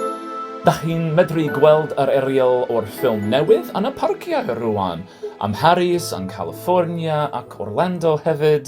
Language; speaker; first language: Welsh; non-native, learner; English